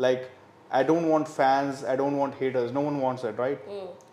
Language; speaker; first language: English; non-native, local second language; Hindi